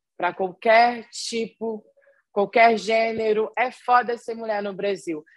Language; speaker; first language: Portuguese; native; Portuguese